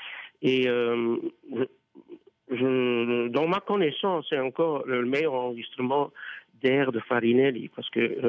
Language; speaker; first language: French; non-native, fluent; Dutch